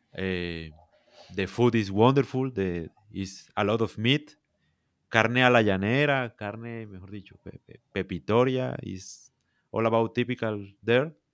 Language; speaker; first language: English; non-native, learner; Spanish